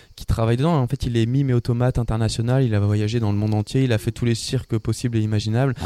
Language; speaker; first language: French; native; French